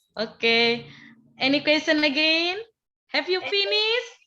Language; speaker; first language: English; non-native, learner; Indonesian